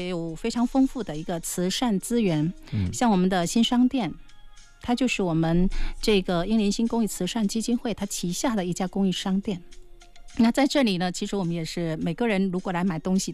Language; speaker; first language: Chinese; native; Chinese